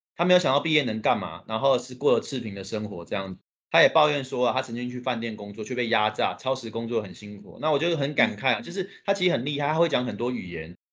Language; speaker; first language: Chinese; native; Chinese